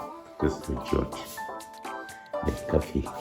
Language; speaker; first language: English; non-native, learner; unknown